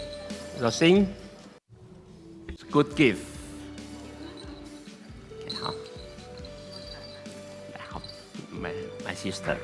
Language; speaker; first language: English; non-native, learner; Chinese